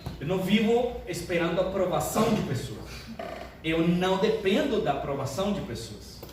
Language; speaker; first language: Portuguese; non-native, fluent; Spanish